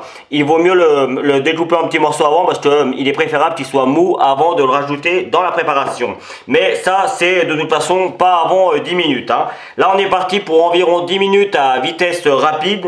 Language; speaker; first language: French; native; French